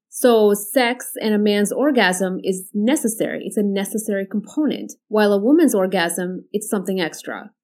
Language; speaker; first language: English; early bilingual, other home language; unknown